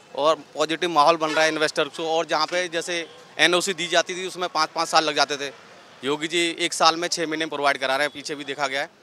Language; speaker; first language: Hindi; native; Hindi